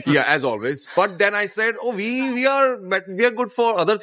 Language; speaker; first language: English; non-native, local second language; Hindi